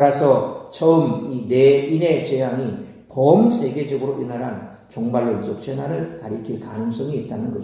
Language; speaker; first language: Korean; native; Korean